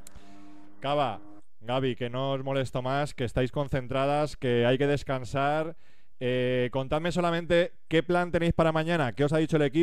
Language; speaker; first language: Spanish; native; Spanish